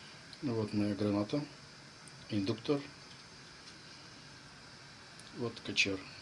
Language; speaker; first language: Russian; non-native, learner; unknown